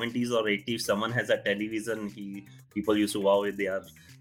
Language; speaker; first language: English; non-native, local second language; Hindi